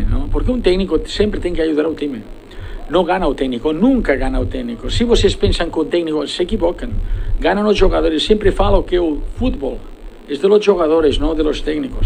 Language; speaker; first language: Portuguese; non-native, fluent; Spanish